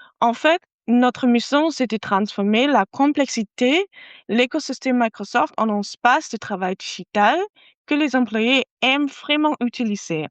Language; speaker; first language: French; non-native, fluent; German